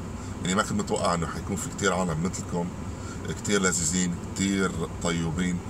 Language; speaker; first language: Arabic; native; Arabic